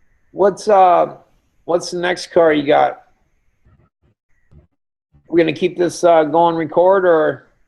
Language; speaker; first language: English; native; English